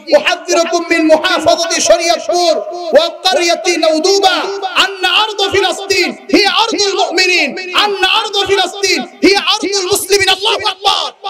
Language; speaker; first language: Arabic; non-native, fluent; Bangla